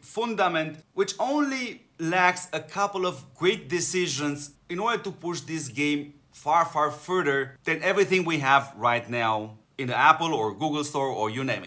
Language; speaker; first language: English; non-native, fluent; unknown